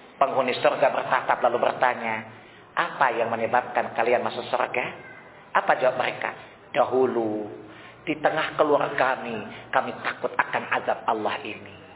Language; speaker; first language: Indonesian; non-native, local second language; Sundanese